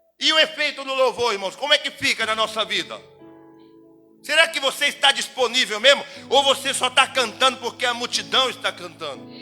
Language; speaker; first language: Portuguese; native; Portuguese